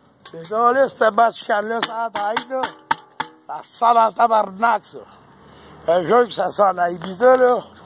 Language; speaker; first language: French; native; French